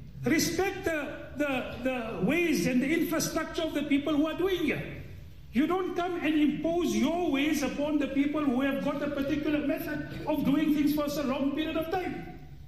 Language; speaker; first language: English; early bilingual, other home language; Urdu